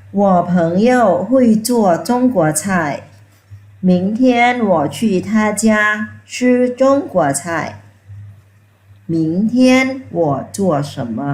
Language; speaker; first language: Chinese; non-native, fluent; Thai